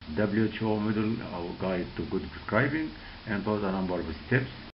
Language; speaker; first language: English; non-native, local second language; Arabic